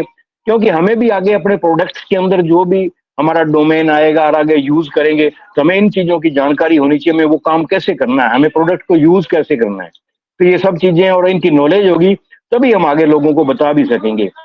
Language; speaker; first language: Hindi; native; Hindi